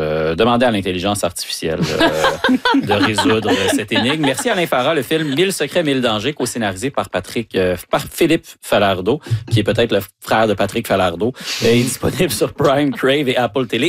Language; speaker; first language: French; native; French